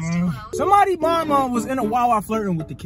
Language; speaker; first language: English; native; English